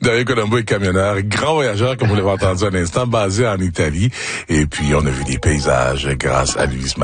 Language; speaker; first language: French; native; French